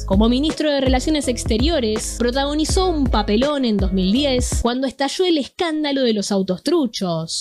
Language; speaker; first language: Spanish; native; Spanish